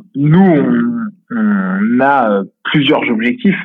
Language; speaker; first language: French; native; French